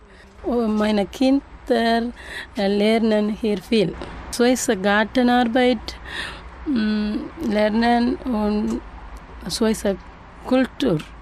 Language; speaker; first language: German; non-native, learner; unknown